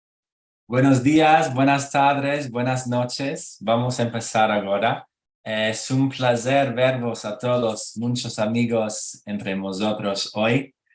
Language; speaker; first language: Spanish; non-native, fluent; English